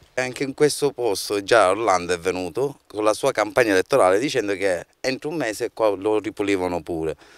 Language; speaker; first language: Italian; native; Italian